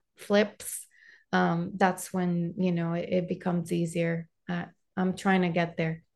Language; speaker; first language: English; non-native, fluent; Spanish